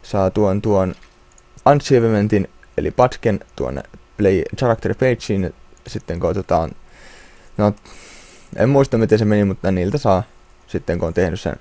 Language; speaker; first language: Finnish; native; Finnish